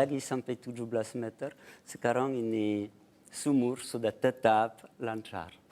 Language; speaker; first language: Indonesian; non-native, fluent; French